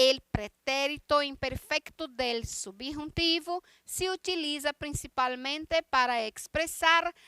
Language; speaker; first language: Spanish; non-native, fluent; Portuguese